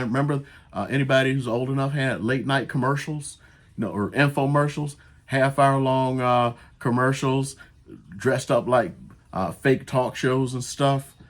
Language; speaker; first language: English; native; English